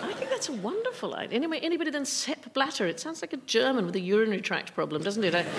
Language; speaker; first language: English; native; English